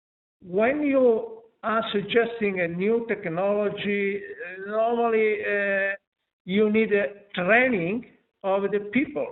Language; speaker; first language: English; non-native, fluent; Italian